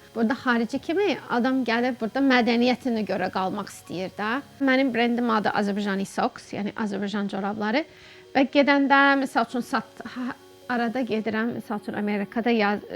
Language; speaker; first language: Azerbaijani; non-native, fluent; English